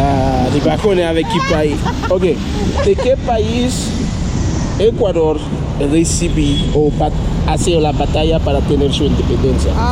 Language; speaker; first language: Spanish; non-native, learner; Haitian Creole